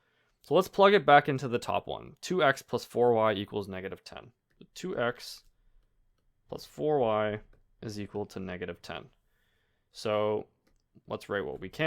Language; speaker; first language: English; native; English